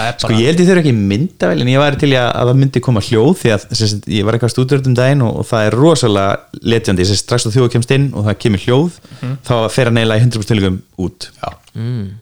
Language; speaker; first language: Icelandic; native; Icelandic